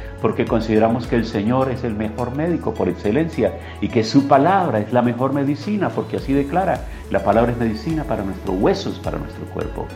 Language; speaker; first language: Spanish; native; Spanish